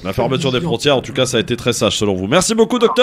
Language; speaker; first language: French; native; French